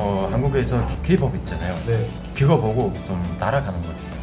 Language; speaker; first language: Korean; non-native, learner; Mongolian